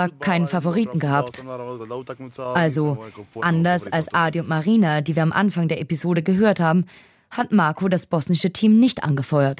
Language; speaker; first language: German; native; German